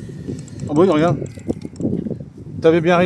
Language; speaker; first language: French; native; French